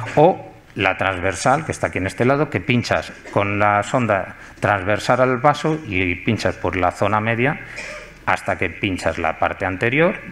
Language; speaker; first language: Spanish; native; Spanish